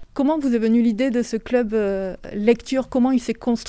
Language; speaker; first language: French; native; French